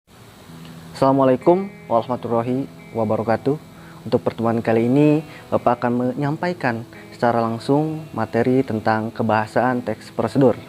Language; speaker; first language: Indonesian; native; Indonesian